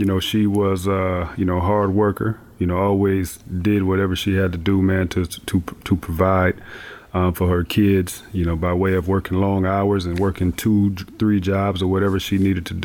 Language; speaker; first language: English; native; English